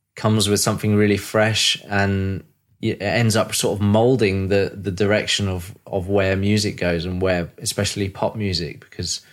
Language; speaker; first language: English; native; English